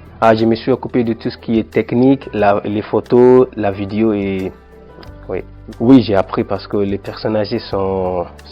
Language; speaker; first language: French; non-native, fluent; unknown